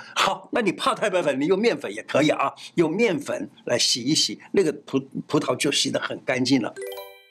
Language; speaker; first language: Chinese; native; Chinese